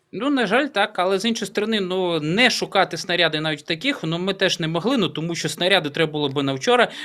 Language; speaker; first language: Ukrainian; native; Ukrainian